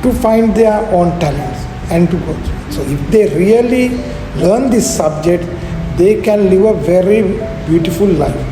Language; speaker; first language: English; non-native, local second language; Sinhala